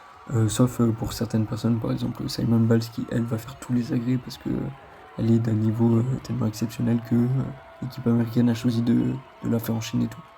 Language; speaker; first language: French; native; French